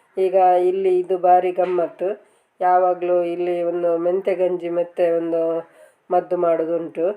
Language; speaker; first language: Kannada; non-native, local second language; Tulu